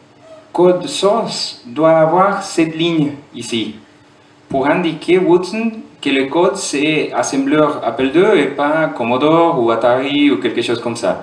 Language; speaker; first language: French; non-native, fluent; German